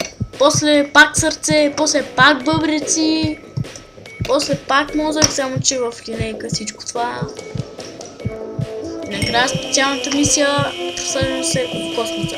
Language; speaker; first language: Bulgarian; native; Bulgarian